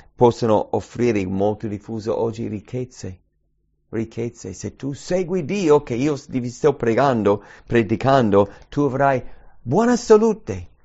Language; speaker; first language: Italian; early bilingual, heritage; English